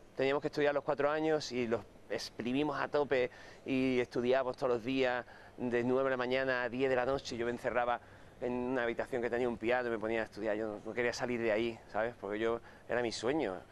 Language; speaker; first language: Spanish; native; Spanish